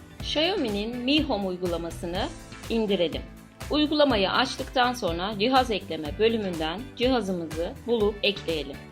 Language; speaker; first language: Turkish; native; Turkish